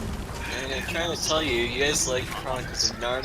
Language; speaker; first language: English; native; English